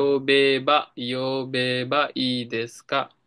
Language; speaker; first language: Japanese; non-native, fluent; Bangla